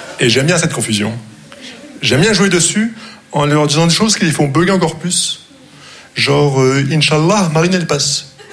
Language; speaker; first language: French; non-native, local second language; Arabic